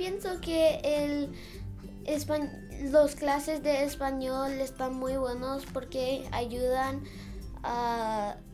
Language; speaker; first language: Spanish; non-native, learner; English